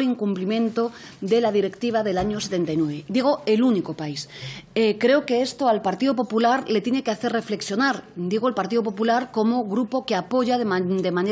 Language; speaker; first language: Spanish; native; Spanish